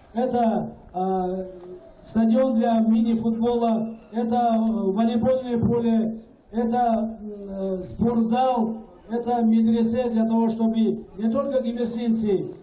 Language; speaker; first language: Russian; non-native, local second language; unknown